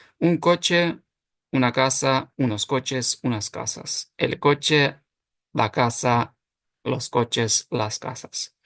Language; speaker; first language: Spanish; non-native, fluent; Ukrainian